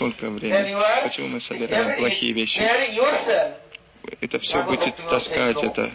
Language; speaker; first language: Russian; non-native, learner; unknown